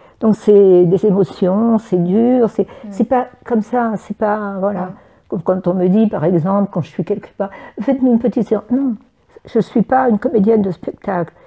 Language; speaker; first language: French; native; French